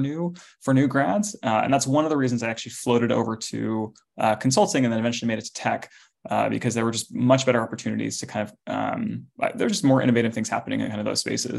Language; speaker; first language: English; native; English